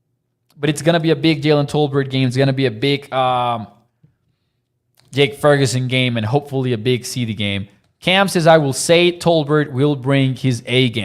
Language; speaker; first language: English; native; English